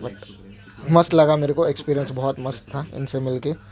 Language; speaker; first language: Hindi; non-native, local second language; Marathi